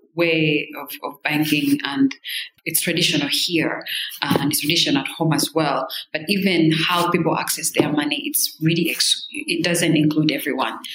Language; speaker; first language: English; non-native, local second language; Kinyarwanda